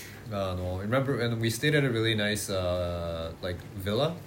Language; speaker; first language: English; native; English